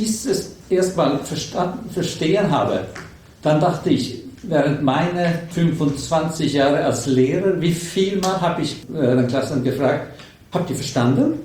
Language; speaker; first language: German; non-native, learner; Swedish